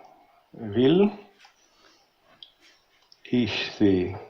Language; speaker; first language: French; non-native, learner; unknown